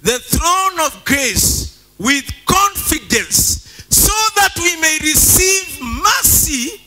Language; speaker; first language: English; non-native, local second language; Swahili